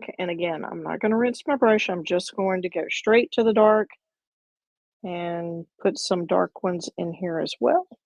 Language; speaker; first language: English; native; English